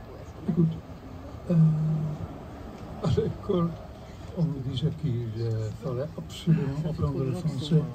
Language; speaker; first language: French; non-native, fluent; Dutch